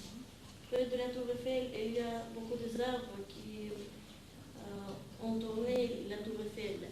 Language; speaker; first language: French; non-native, learner; Russian